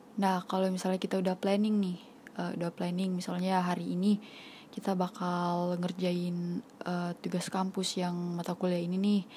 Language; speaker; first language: Indonesian; non-native, local second language; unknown